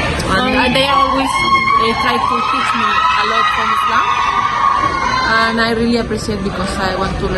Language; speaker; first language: English; non-native, fluent; Spanish